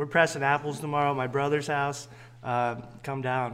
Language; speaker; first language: English; native; English